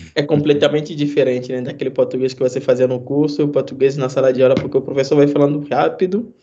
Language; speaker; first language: Portuguese; non-native, fluent; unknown